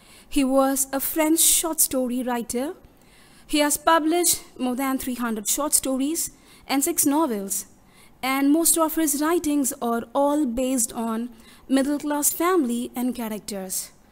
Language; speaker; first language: English; non-native, local second language; Tamil